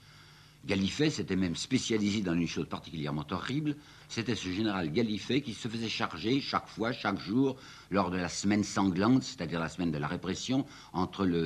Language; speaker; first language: French; native; French